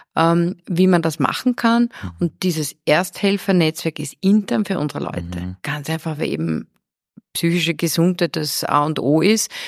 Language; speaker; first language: German; early bilingual, heritage; German